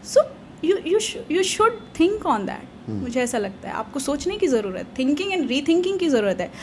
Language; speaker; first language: Hindi; native; Hindi